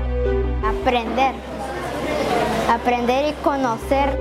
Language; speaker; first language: Spanish; non-native, local second language; Portuguese